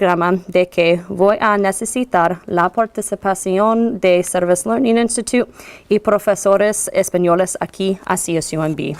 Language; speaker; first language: Spanish; non-native, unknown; English